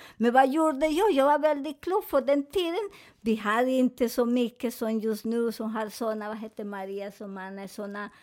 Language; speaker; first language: Swedish; non-native, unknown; Spanish